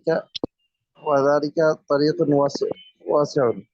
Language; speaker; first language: Arabic; non-native, learner; Bangla